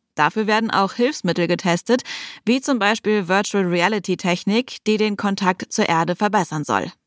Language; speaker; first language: German; native; German